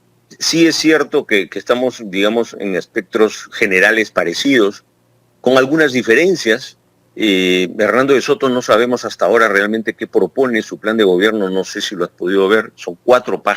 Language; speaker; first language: Spanish; native; Spanish